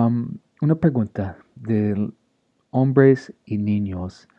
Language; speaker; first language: Spanish; non-native, learner; English